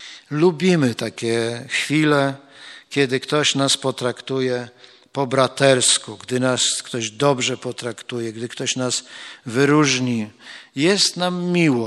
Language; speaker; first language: Polish; native; Polish